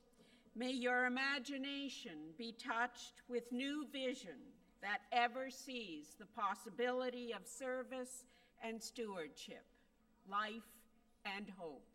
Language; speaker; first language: English; native; English